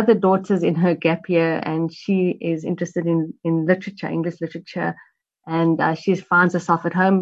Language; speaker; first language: English; native; English